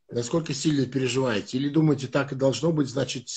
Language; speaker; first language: Russian; non-native, fluent; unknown